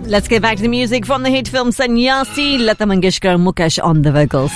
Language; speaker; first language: English; early bilingual, other home language; Hindi